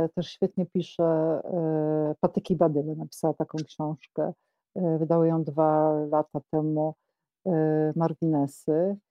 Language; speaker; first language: Polish; native; Polish